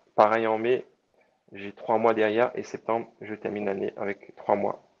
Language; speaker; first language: French; native; French